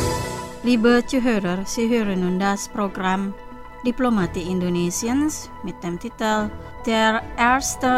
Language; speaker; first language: German; non-native, fluent; Indonesian